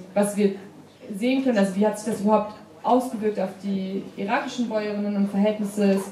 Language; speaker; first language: German; native; German